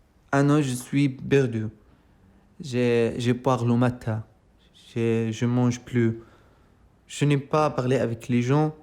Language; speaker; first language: French; non-native, learner; Arabic